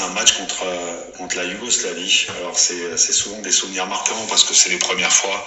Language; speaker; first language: French; native; French